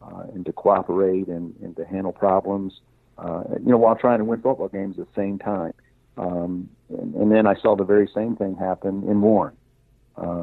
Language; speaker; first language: English; native; English